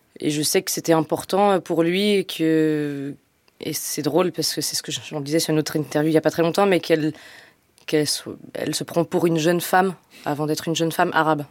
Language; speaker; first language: French; non-native, local second language; Dutch